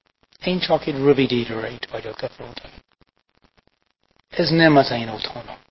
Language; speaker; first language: Hungarian; non-native, fluent; English